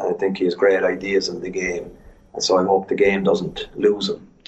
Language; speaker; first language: English; native; English